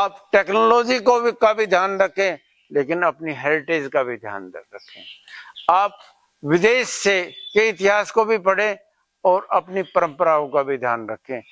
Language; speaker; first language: Hindi; native; Hindi